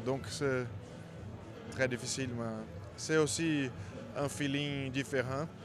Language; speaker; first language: French; non-native, fluent; Portuguese